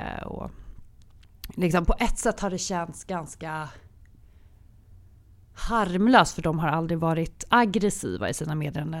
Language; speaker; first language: Swedish; native; Swedish